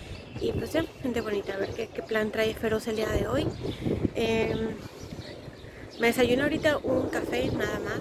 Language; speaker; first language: Spanish; native; Spanish